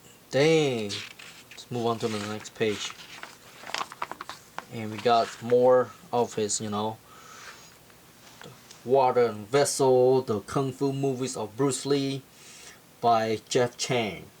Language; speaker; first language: English; non-native, fluent; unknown